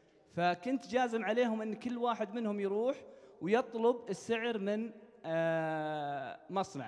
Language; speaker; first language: Arabic; native; Arabic